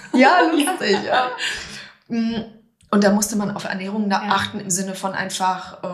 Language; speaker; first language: German; non-native, fluent; Polish